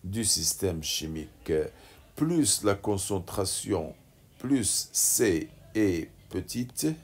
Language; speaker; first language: French; non-native, local second language; Arabic